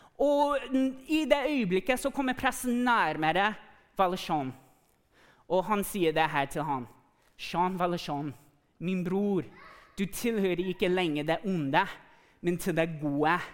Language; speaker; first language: Norwegian; non-native, fluent; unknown